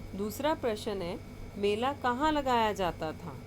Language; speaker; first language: Hindi; non-native, local second language; Punjabi